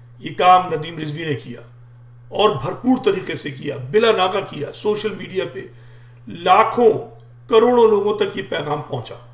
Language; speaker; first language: Urdu; native; Urdu